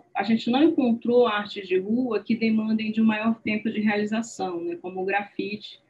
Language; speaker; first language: Portuguese; native; Portuguese